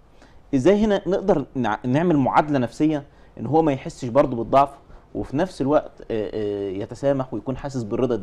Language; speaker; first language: Arabic; native; Arabic